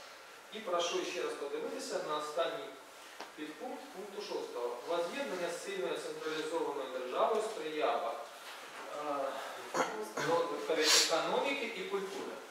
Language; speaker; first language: Ukrainian; native; Ukrainian